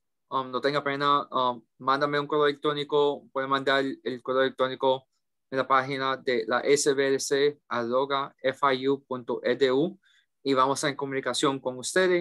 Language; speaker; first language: Spanish; early bilingual, heritage; English